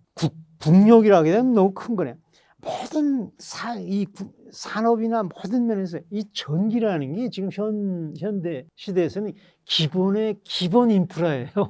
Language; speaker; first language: Korean; native; Korean